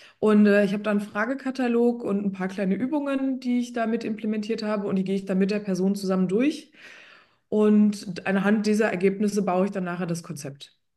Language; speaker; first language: German; early bilingual, other home language; Polish